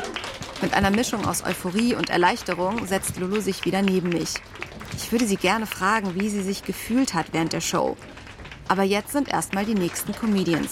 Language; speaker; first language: German; native; German